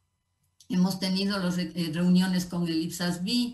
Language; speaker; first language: Spanish; native; Spanish